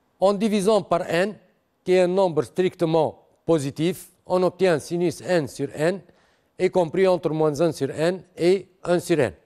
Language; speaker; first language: French; non-native, local second language; Arabic